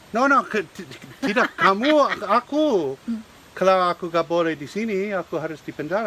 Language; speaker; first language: Indonesian; non-native, learner; English